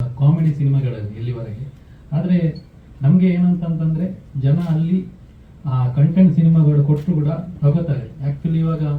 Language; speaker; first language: Kannada; non-native, local second language; Tulu